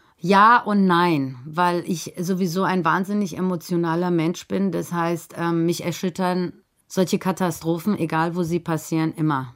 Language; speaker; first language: German; early bilingual, other home language; Persian